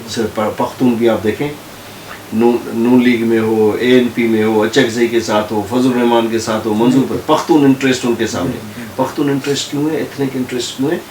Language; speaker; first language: Urdu; non-native, local second language; Sindhi